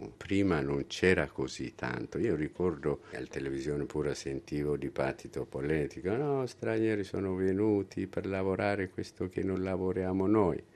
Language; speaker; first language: Italian; non-native, learner; Amharic